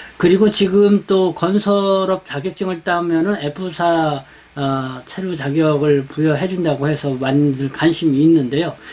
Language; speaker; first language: Korean; native; Korean